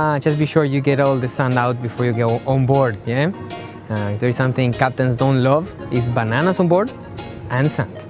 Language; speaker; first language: English; non-native, fluent; Spanish